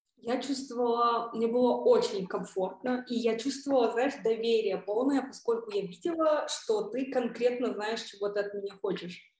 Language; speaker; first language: Russian; non-native, local second language; Kyrgyz